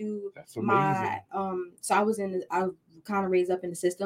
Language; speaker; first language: English; native; English